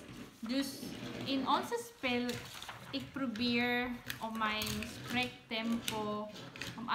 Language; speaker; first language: Dutch; non-native, learner; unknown